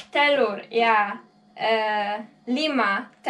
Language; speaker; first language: Indonesian; non-native, learner; Polish